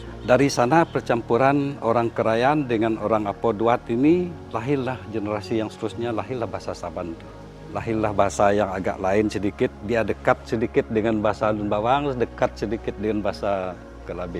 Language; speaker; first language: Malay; non-native, local second language; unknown